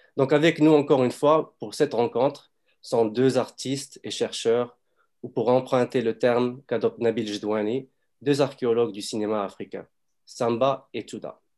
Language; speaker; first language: French; non-native, fluent; Arabic